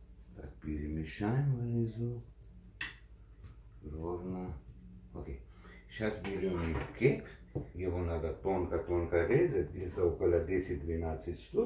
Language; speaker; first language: Russian; non-native, learner; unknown